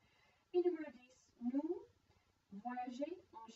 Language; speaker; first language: French; non-native, fluent; English